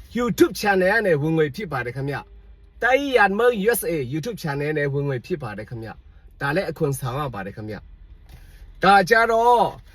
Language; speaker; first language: Burmese; non-native, local second language; Shan